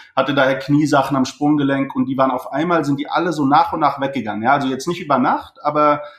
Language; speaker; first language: German; native; German